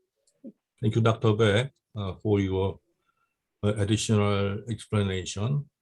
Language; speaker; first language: English; non-native, fluent; Korean